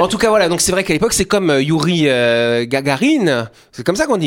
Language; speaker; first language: French; native; French